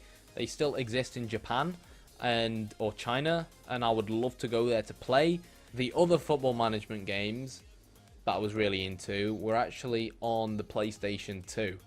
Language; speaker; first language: English; native; English